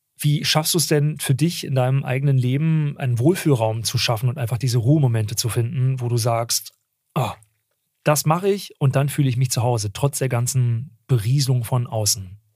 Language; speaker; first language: German; early bilingual, other home language; Turkish